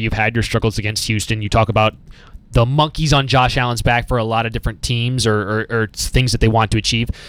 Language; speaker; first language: English; native; English